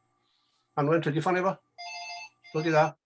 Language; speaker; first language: Welsh; native; Welsh